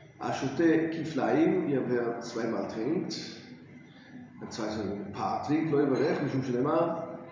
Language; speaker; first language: German; non-native, fluent; English